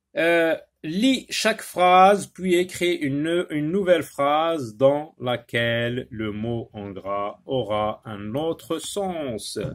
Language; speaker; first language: French; non-native, local second language; Arabic